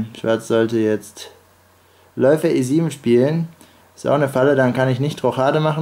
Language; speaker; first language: German; native; German